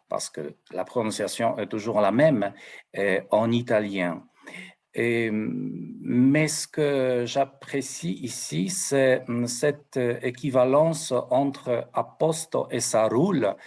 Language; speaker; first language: French; non-native, fluent; Polish